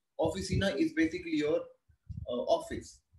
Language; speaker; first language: English; non-native, local second language; Hindi